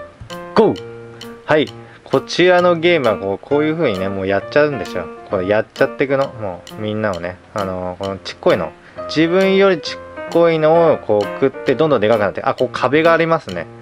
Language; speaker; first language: Japanese; native; Japanese